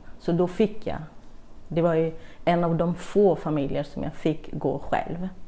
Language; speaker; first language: Swedish; non-native, fluent; Kurdish